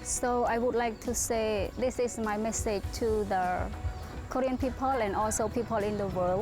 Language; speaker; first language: English; non-native, fluent; Khmer